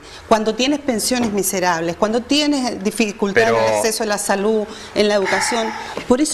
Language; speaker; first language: Spanish; native; Spanish